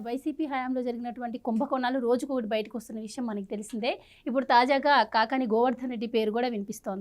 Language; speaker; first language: Telugu; native; Telugu